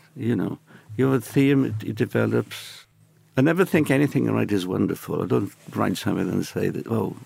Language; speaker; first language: English; native; English